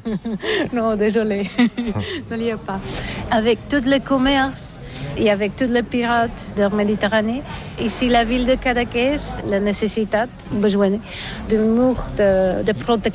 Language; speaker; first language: French; non-native, learner; Catalan